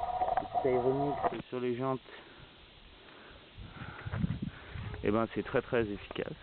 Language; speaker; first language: French; native; French